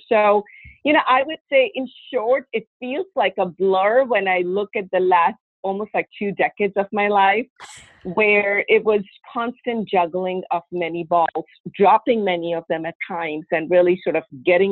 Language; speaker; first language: English; non-native, local second language; Hindi